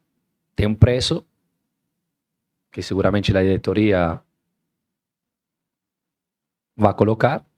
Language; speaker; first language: Portuguese; non-native, learner; Spanish